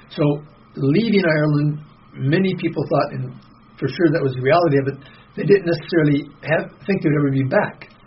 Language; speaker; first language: English; native; English